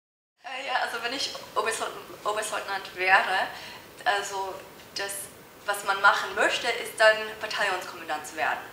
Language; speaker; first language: German; non-native, fluent; English